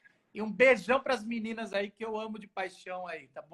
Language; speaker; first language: Portuguese; native; Portuguese